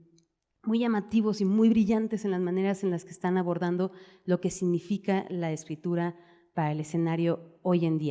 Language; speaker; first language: Spanish; native; Spanish